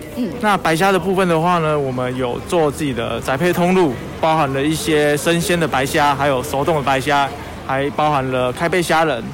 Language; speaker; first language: Chinese; native; Chinese